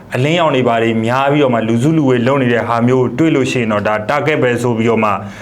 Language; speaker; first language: Burmese; native; Burmese